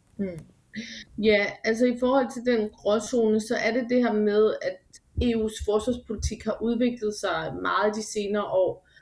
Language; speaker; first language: Danish; native; Danish